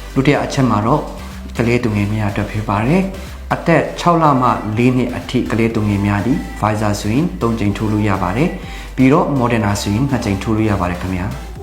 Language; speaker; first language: Burmese; non-native, local second language; Hakha Chin